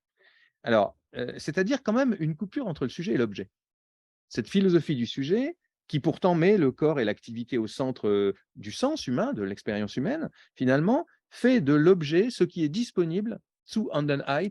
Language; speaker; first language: French; native; French